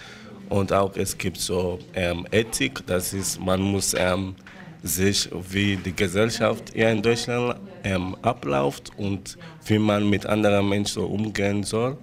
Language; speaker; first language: German; non-native, learner; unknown